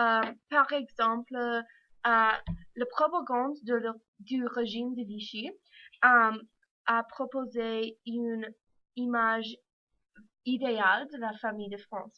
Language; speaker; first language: French; non-native, learner; English